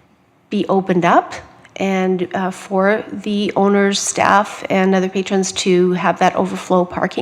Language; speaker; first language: English; native; English